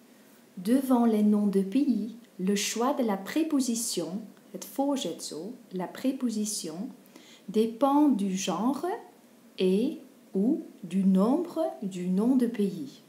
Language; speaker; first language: French; non-native, fluent; Dutch